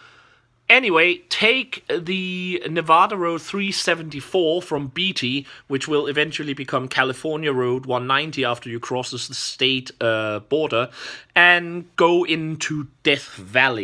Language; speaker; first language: English; non-native, fluent; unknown